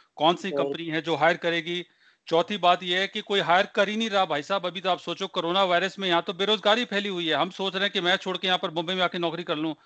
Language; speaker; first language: Hindi; non-native, local second language; Punjabi